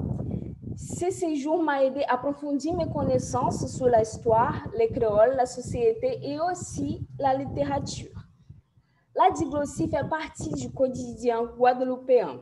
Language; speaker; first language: French; non-native, fluent; Portuguese